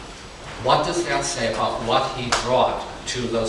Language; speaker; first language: English; native; English